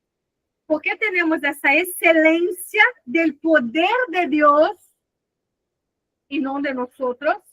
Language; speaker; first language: Spanish; non-native, fluent; Portuguese